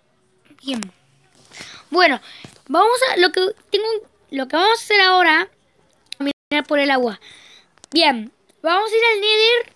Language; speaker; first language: Spanish; native; Spanish